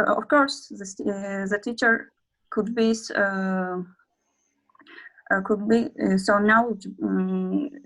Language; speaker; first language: English; non-native, learner; Azerbaijani